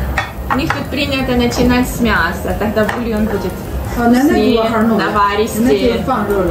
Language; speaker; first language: Russian; native; Russian